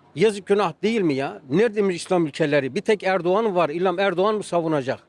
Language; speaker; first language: Turkish; native; Turkish